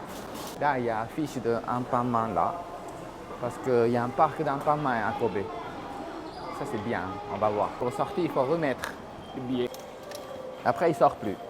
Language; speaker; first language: French; non-native, fluent; Japanese